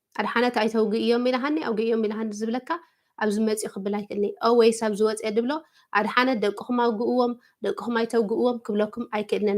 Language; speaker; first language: Tigrinya; early bilingual, heritage; Tigrinya